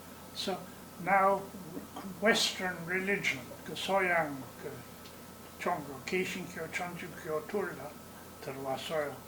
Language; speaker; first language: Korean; non-native, learner; English